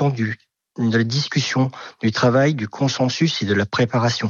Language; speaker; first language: French; native; French